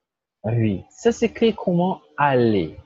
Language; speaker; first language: French; non-native, learner; Portuguese